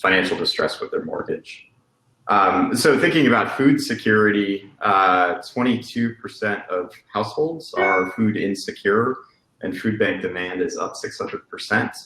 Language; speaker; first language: English; native; English